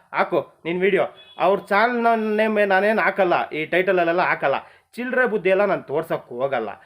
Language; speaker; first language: Kannada; non-native, local second language; Marathi